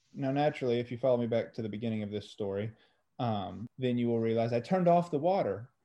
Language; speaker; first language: English; early bilingual, other home language; French